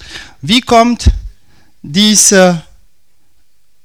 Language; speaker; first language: German; non-native, fluent; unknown